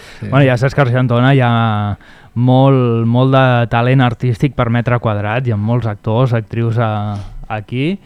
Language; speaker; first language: Catalan; native; Catalan